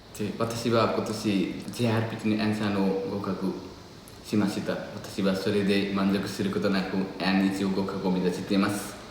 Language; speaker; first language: Japanese; non-native, learner; Nepali